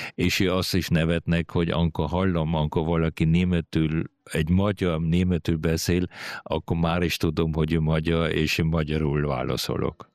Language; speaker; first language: Hungarian; early bilingual, heritage; Hungarian